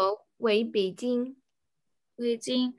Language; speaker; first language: Chinese; non-native, learner; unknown